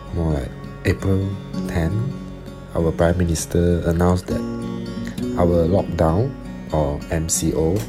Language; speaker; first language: English; non-native, local second language; Chinese